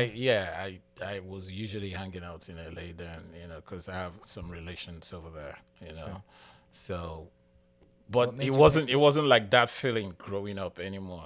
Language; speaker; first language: English; non-native, local second language; Igbo